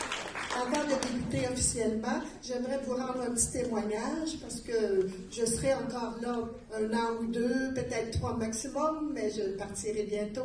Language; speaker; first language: French; native; French